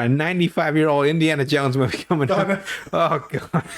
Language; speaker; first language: English; native; English